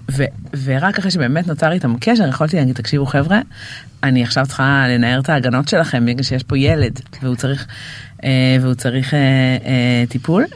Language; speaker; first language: Hebrew; native; Hebrew